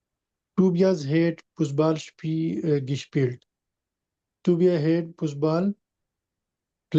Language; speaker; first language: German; non-native, learner; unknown